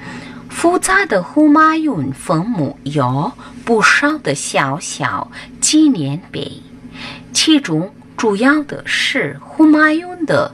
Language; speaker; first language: Chinese; non-native, fluent; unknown